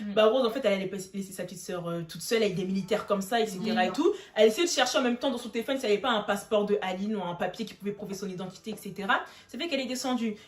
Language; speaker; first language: French; native; French